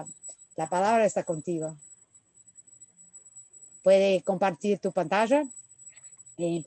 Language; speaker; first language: Spanish; non-native, fluent; Portuguese